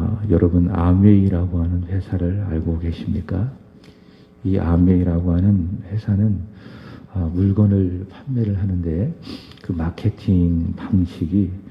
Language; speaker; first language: Korean; native; Korean